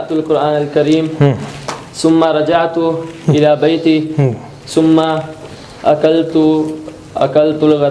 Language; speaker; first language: Arabic; non-native, learner; Urdu